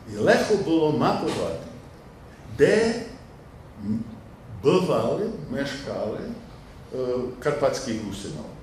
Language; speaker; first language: Polish; non-native, learner; English